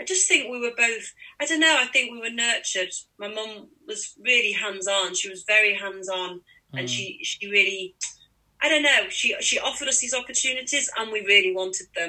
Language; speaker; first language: English; native; English